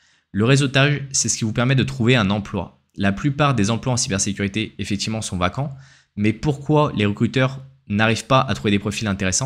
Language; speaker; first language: French; native; French